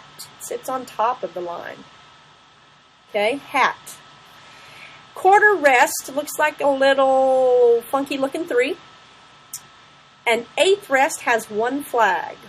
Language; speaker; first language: English; native; English